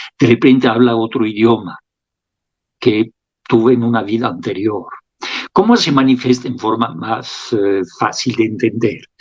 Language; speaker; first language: Spanish; non-native, fluent; French